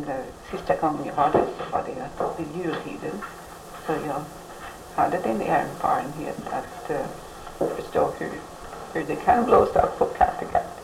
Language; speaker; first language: Swedish; early bilingual, heritage; Swedish